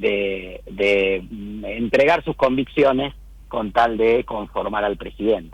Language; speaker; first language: Spanish; native; Spanish